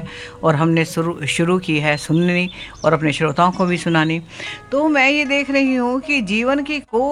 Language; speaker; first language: Hindi; native; Hindi